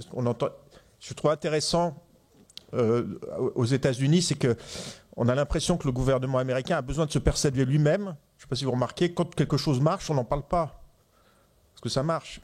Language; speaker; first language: French; native; French